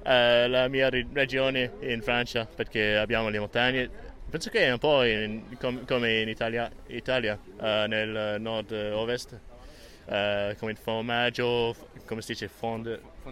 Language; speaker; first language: Italian; non-native, learner; English